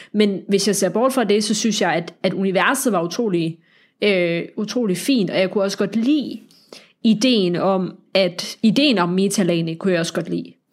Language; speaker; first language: Danish; native; Danish